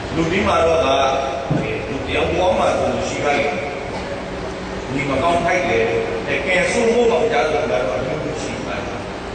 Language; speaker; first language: Burmese; native; Burmese